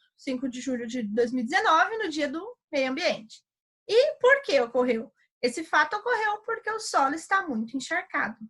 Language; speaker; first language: Portuguese; native; Portuguese